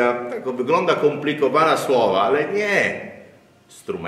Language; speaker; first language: Polish; non-native, learner; Italian